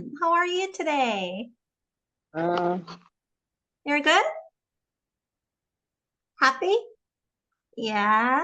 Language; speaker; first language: English; non-native, fluent; Korean